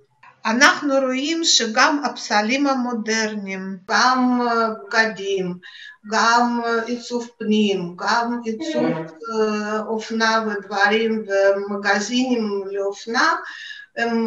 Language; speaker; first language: Hebrew; non-native, fluent; Russian